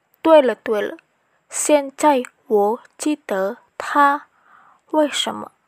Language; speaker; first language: Chinese; non-native, learner; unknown